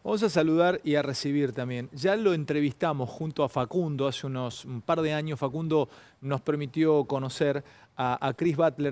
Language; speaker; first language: Spanish; native; Spanish